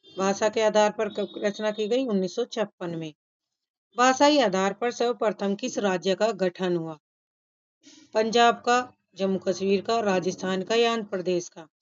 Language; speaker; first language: Hindi; native; Hindi